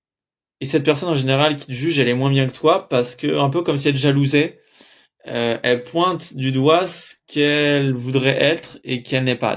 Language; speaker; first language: French; native; French